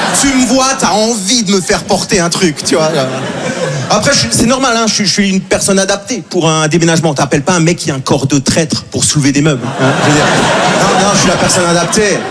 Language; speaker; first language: French; native; French